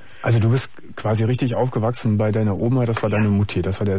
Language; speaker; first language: German; native; German